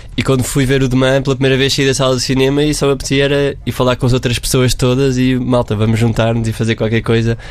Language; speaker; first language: Portuguese; native; Portuguese